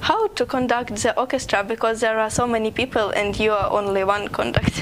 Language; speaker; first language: English; non-native, learner; Ukrainian